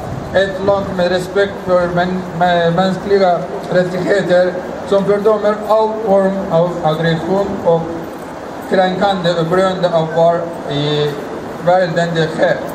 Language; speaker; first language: Swedish; non-native, fluent; Azerbaijani